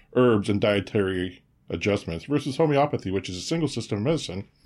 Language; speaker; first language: English; native; English